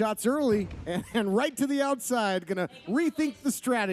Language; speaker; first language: English; native; English